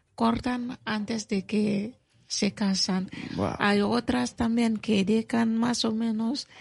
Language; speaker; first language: Spanish; non-native, fluent; Bambara